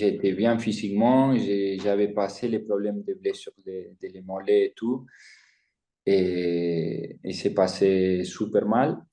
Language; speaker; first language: French; non-native, fluent; Spanish